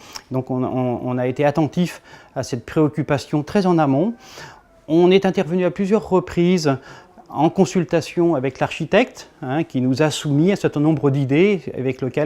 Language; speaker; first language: French; native; French